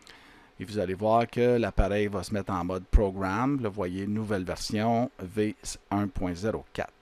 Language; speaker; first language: French; native; French